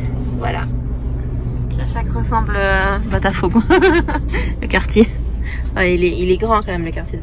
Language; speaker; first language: French; native; French